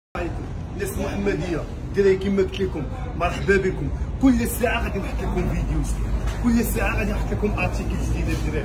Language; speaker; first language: Arabic; native; Arabic